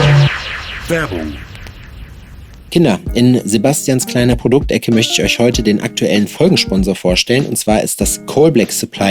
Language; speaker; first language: German; native; German